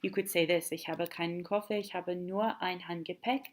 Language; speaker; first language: German; non-native, fluent; English